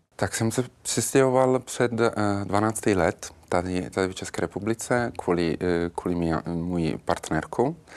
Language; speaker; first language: Czech; non-native, learner; Italian